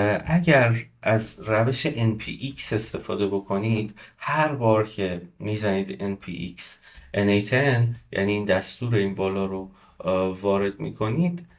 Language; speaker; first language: Persian; native; Persian